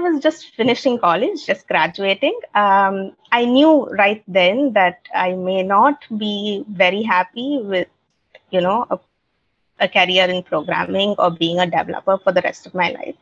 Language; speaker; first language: English; non-native, local second language; Tamil